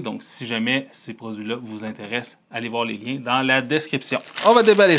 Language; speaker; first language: French; native; French